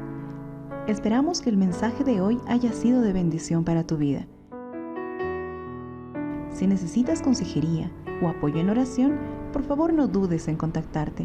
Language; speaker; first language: Spanish; native; Spanish